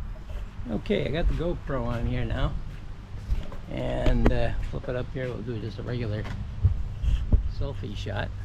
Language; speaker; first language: English; native; English